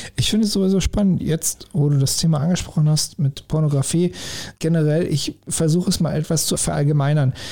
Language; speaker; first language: German; native; German